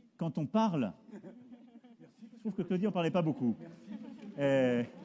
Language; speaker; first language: French; native; French